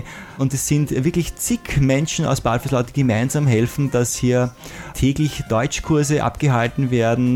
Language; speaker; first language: German; native; German